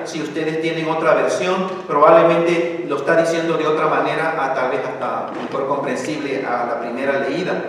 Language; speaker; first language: Spanish; native; Spanish